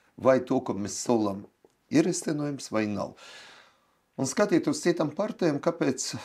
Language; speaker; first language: Latvian; non-native, local second language; Russian